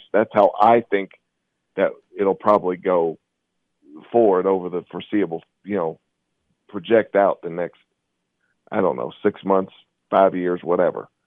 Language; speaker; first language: English; native; English